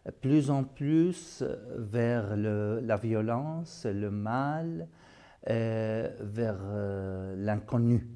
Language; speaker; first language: French; non-native, fluent; Arabic